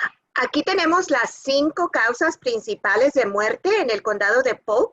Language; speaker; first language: Spanish; early bilingual, other home language; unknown